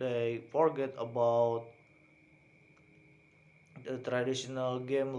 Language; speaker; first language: English; non-native, learner; Indonesian